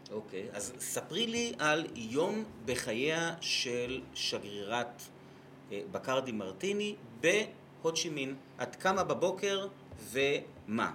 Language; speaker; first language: Hebrew; native; Hebrew